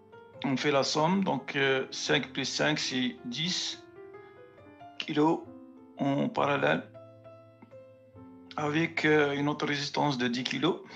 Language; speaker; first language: French; native; French